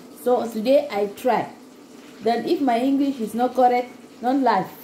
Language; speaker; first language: English; non-native, learner; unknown